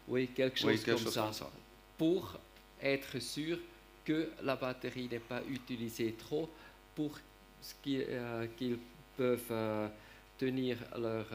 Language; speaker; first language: French; non-native, learner; German